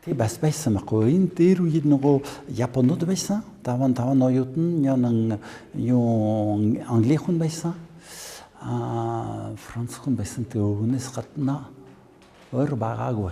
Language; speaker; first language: Mongolian; non-native, fluent; French